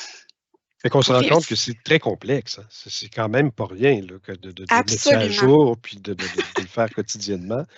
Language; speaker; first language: French; native; French